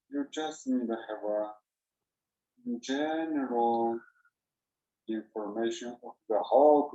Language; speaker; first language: English; non-native, learner; Chinese